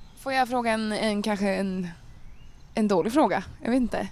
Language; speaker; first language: Swedish; native; Swedish